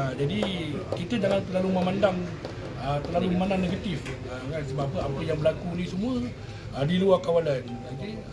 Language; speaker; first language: Malay; native; Malay